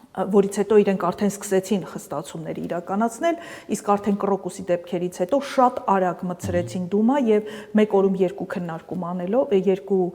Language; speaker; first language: Armenian; native; Armenian